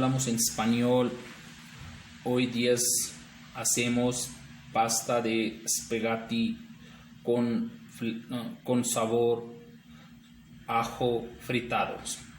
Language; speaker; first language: Spanish; non-native, learner; Urdu